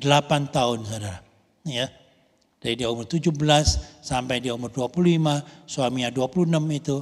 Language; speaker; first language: Indonesian; native; Indonesian